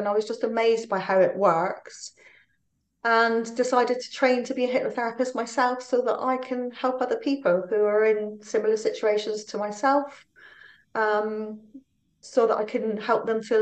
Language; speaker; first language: English; native; English